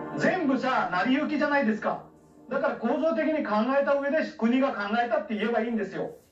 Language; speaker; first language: Japanese; non-native, fluent; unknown